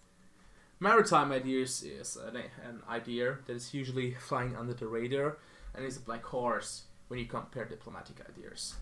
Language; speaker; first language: English; non-native, fluent; German